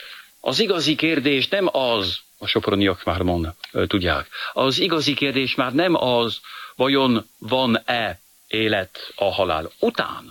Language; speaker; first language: Hungarian; non-native, fluent; French